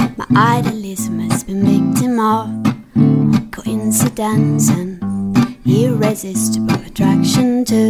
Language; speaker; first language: German; non-native, fluent; Italian